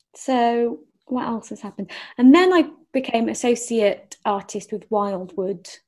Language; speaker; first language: English; native; English